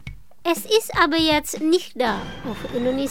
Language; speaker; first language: German; non-native, fluent; Indonesian